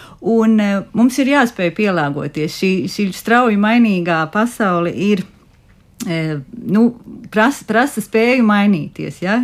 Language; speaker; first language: Latvian; native; Latvian